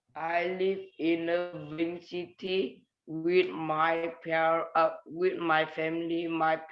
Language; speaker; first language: English; non-native, learner; Vietnamese